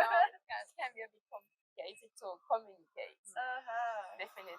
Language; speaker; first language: English; non-native, learner; French